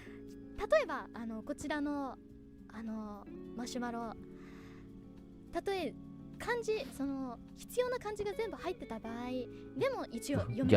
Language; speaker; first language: Japanese; non-native, fluent; English